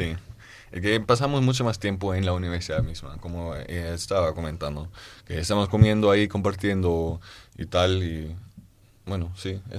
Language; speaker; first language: Spanish; non-native, fluent; German